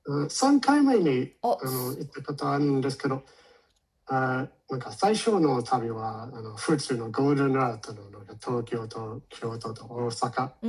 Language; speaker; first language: Japanese; non-native, learner; English